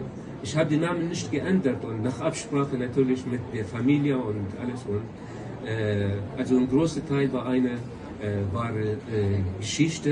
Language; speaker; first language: German; non-native, local second language; Kurdish